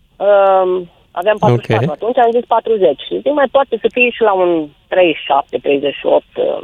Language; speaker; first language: Romanian; native; Romanian